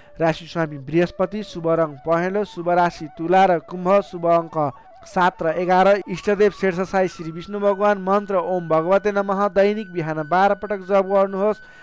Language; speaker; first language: Nepali; native; Nepali